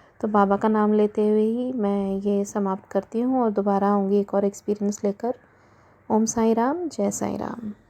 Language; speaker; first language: Hindi; native; Hindi